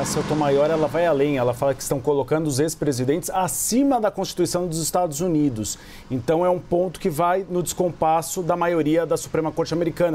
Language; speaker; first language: Portuguese; native; Portuguese